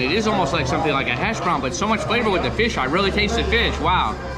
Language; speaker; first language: English; native; English